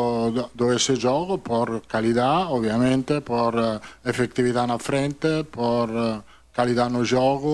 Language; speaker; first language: Portuguese; non-native, learner; Italian